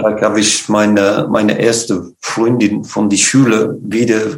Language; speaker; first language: German; non-native, fluent; English